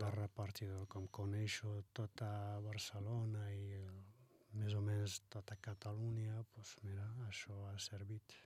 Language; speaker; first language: Catalan; non-native, learner; Arabic